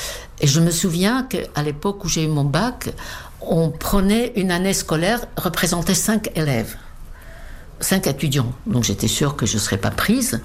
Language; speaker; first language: French; non-native, fluent; Czech